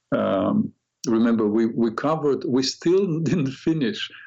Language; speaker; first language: English; non-native, fluent; Russian